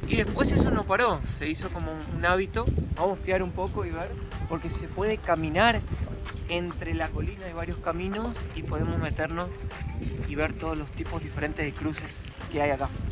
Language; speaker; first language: Spanish; native; Spanish